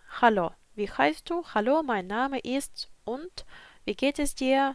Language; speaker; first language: German; non-native, fluent; Ukrainian